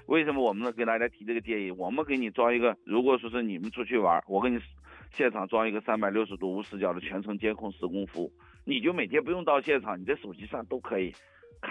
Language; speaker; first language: Chinese; native; Chinese